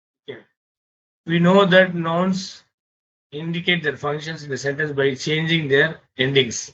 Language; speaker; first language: English; non-native, local second language; Tamil